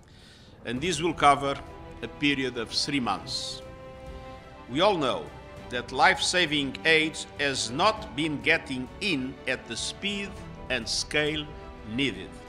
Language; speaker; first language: English; non-native, fluent; Portuguese